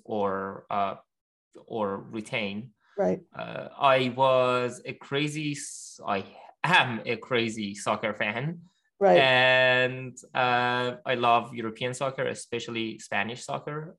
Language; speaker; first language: English; non-native, fluent; Persian